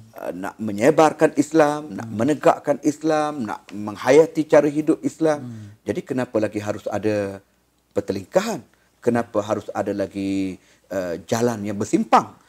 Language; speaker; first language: Malay; native; Malay